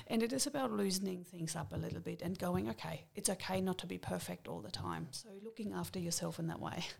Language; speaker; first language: English; non-native, fluent; German